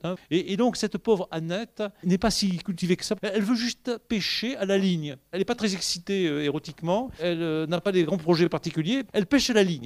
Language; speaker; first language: French; native; French